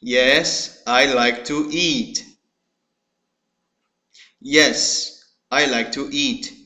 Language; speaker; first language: English; non-native, fluent; Portuguese